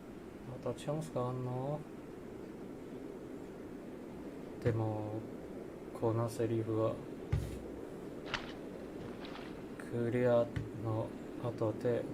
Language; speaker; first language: Japanese; non-native, learner; Chinese